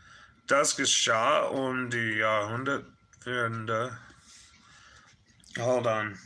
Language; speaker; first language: German; non-native, fluent; English